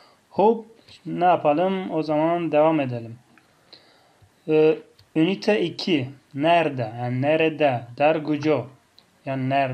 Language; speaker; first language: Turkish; non-native, fluent; Tajik